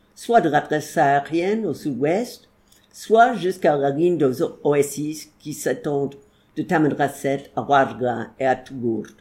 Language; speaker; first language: French; non-native, fluent; English